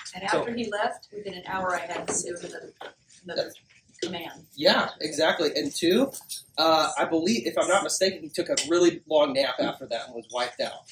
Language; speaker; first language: English; native; English